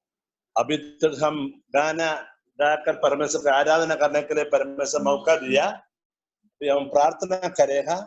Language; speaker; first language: Hindi; non-native, learner; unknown